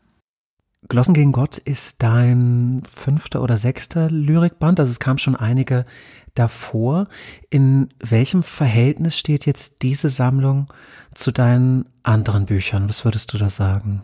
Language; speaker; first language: German; native; German